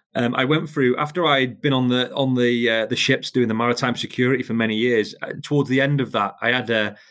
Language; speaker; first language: English; native; English